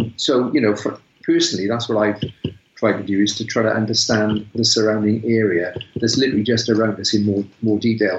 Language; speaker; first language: English; native; English